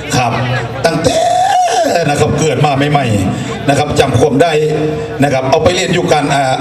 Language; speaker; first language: Thai; non-native, local second language; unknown